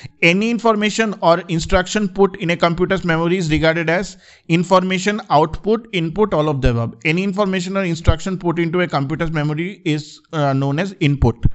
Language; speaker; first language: English; non-native, local second language; Bangla